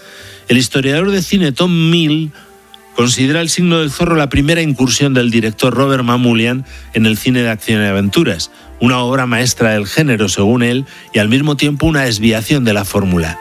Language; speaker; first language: Spanish; native; Spanish